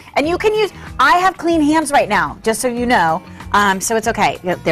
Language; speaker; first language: English; native; English